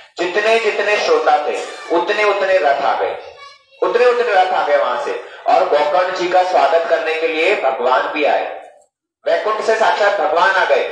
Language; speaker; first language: Hindi; non-native, fluent; English